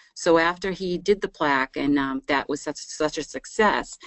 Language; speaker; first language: English; native; English